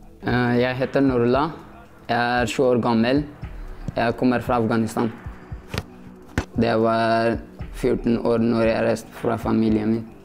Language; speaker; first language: Norwegian; early bilingual, other home language; Persian